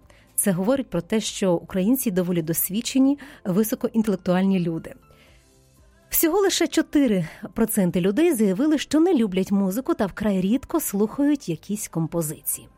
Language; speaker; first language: Ukrainian; native; Ukrainian